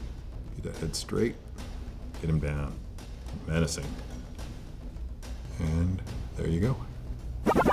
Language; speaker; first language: English; native; English